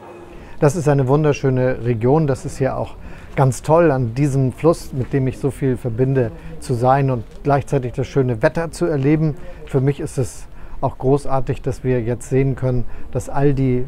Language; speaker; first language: German; native; German